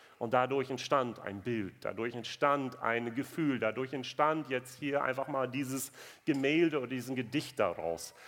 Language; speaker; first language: German; non-native, fluent; English